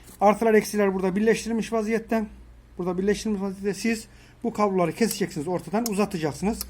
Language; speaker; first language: Turkish; native; Turkish